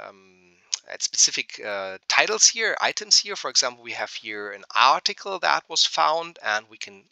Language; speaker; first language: English; non-native, fluent; German